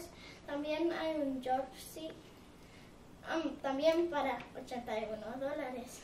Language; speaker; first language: Spanish; non-native, learner; English